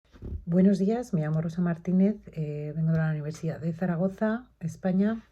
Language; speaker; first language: Spanish; native; Spanish